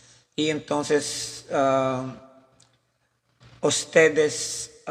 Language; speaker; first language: Spanish; non-native, learner; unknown